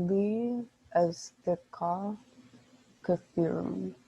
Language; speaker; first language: Arabic; non-native, learner; English